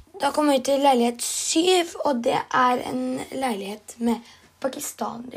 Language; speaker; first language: Norwegian; non-native, learner; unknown